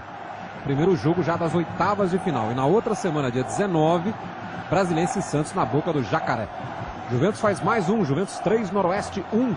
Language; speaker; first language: Portuguese; native; Portuguese